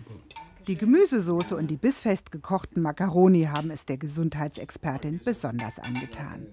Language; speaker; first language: German; native; German